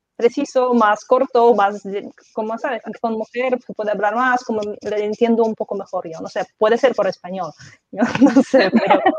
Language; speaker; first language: Spanish; non-native, fluent; Russian